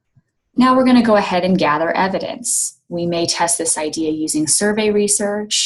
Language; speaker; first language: English; native; English